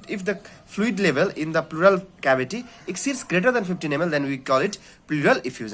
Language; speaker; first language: English; non-native, local second language; Nepali